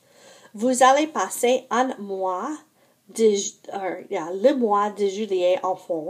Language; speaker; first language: French; non-native, fluent; English